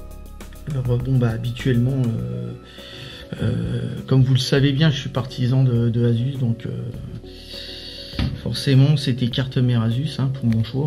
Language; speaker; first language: French; native; French